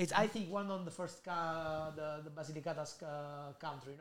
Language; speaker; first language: English; non-native, learner; Italian